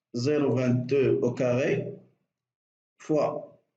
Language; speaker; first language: French; non-native, local second language; Arabic